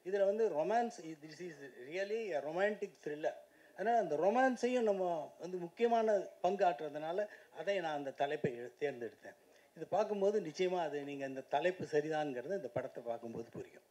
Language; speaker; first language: Tamil; native; Tamil